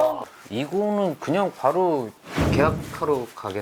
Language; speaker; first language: Korean; native; Korean